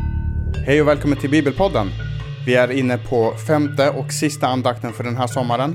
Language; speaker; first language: Swedish; native; Swedish